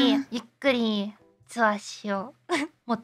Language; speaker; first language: Japanese; non-native, learner; English